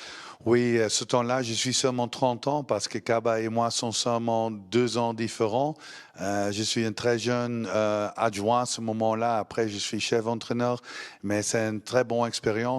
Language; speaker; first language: French; non-native, learner; Dutch